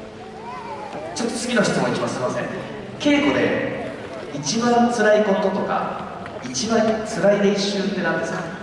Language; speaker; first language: Japanese; native; Japanese